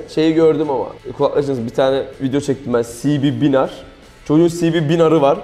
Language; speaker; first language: Turkish; native; Turkish